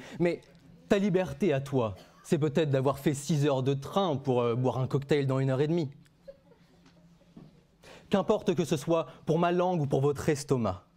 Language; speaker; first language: French; native; French